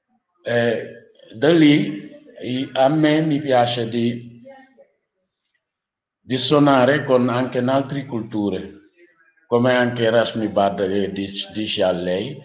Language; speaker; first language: Italian; non-native, learner; Wolof